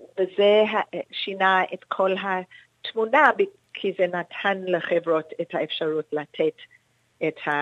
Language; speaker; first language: Hebrew; non-native, fluent; English